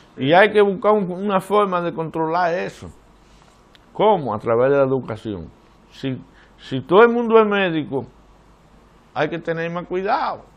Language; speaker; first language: Spanish; native; Spanish